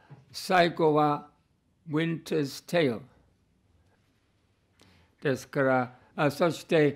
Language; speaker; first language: Japanese; non-native, fluent; English